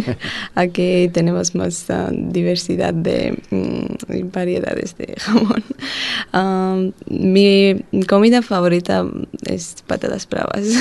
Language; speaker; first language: Spanish; non-native, learner; Georgian